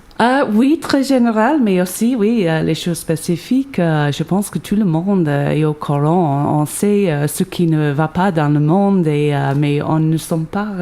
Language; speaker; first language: French; non-native, fluent; English